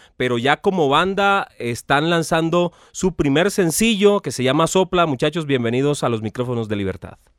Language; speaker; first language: Spanish; native; Spanish